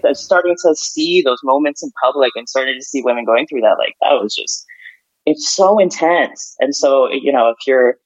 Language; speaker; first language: English; early bilingual, other home language; Ukrainian